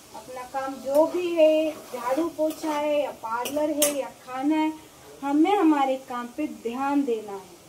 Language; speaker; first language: Hindi; non-native, local second language; Marathi